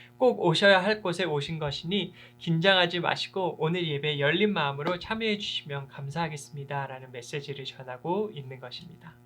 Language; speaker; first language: Korean; early bilingual, heritage; Korean